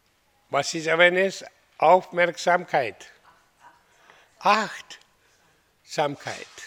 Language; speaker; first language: German; non-native, learner; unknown